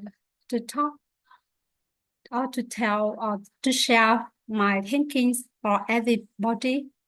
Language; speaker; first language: English; non-native, learner; Vietnamese